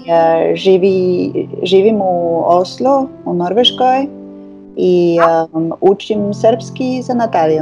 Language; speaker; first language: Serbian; non-native, learner; Norwegian